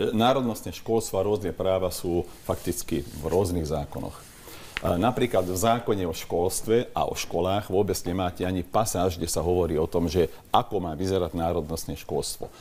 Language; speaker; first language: Slovak; non-native, local second language; Hungarian